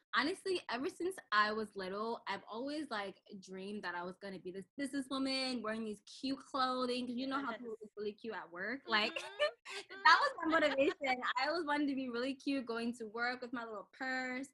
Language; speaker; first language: English; non-native, local second language; French